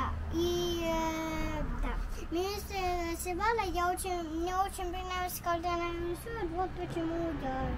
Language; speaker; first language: Russian; early bilingual, heritage; Russian